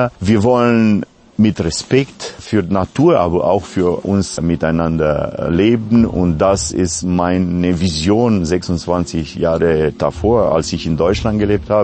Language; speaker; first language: German; non-native, fluent; Romanian